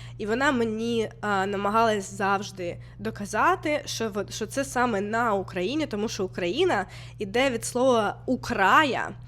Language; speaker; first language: Ukrainian; non-native, local second language; Russian